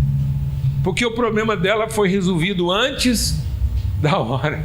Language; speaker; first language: Portuguese; native; Portuguese